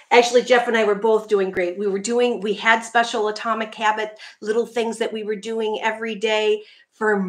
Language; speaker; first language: English; native; English